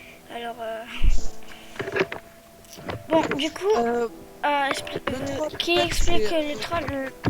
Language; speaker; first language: French; native; French